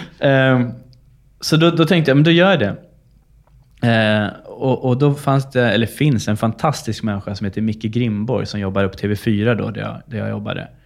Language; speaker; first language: Swedish; native; Swedish